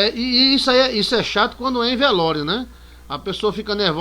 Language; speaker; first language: Portuguese; native; Portuguese